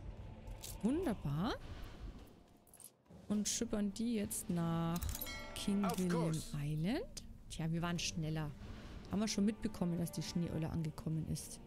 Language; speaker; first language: German; native; German